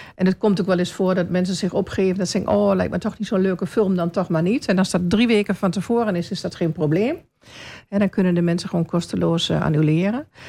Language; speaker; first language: Dutch; native; Dutch